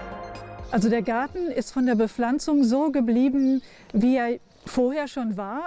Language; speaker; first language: German; native; German